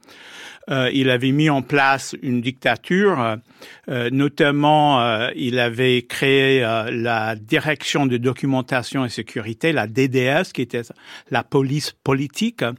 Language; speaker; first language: French; non-native, fluent; English